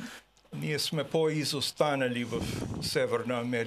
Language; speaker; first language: Bulgarian; early bilingual, heritage; Bulgarian